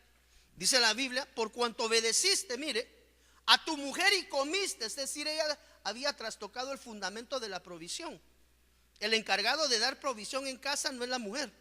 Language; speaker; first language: Spanish; native; Spanish